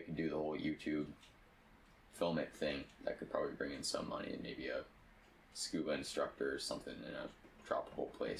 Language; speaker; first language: English; native; English